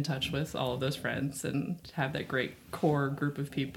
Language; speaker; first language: English; native; English